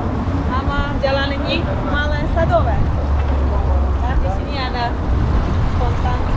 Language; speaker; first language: Indonesian; non-native, fluent; Russian